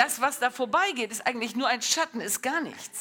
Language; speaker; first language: German; non-native, learner; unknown